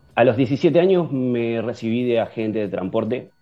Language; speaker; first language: Spanish; native; Spanish